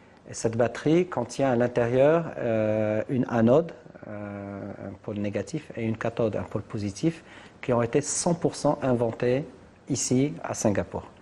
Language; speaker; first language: French; non-native, local second language; Arabic